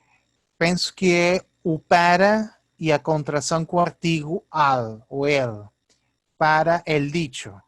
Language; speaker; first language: Portuguese; early bilingual, heritage; Portuguese